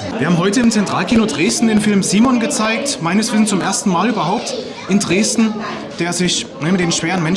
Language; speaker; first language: German; native; German